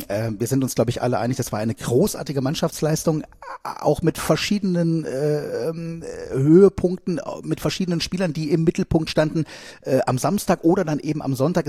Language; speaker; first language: German; native; German